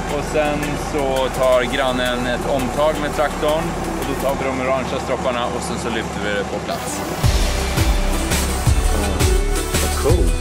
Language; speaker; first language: Swedish; native; Swedish